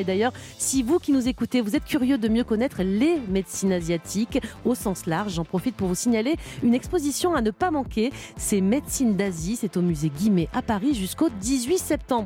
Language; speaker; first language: French; native; French